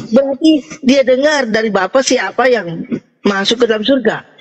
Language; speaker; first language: Indonesian; native; Indonesian